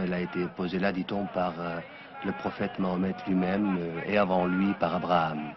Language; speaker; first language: French; non-native, local second language; Arabic